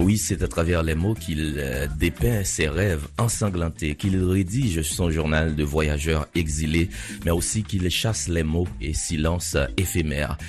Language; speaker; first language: French; non-native, local second language; Haitian Creole